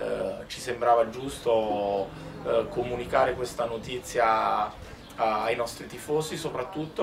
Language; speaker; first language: Italian; native; Italian